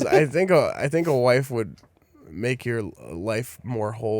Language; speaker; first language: English; native; English